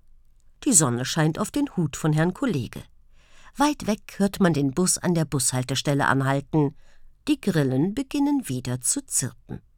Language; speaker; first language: German; native; German